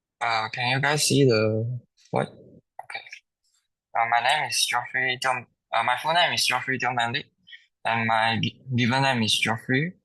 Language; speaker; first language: English; non-native, local second language; Chinese